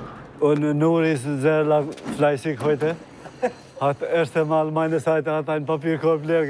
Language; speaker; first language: German; non-native, learner; Albanian